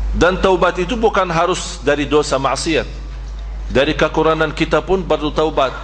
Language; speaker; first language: Malay; non-native, fluent; Arabic